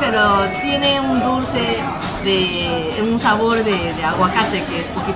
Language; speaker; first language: Spanish; non-native, fluent; Japanese